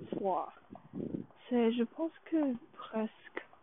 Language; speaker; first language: French; non-native, learner; Chinese